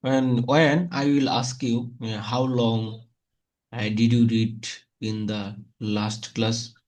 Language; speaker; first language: English; non-native, fluent; Bangla